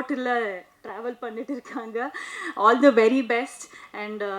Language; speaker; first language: Tamil; non-native, local second language; Kannada